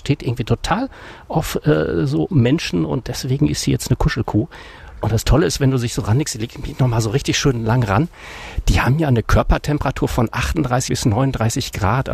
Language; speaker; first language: German; native; German